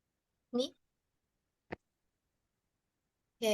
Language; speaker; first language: English; non-native, learner; Indonesian